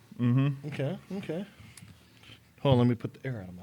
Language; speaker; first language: English; native; English